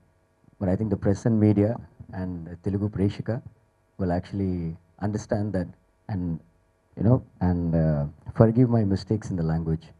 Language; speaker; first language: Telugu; non-native, learner; Tamil